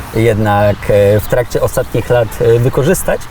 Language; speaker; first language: Polish; native; Polish